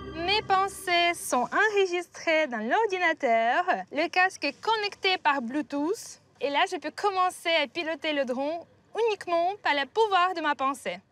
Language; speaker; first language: French; non-native, fluent; Ukrainian